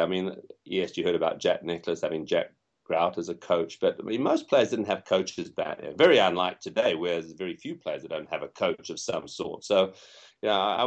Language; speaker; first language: English; native; English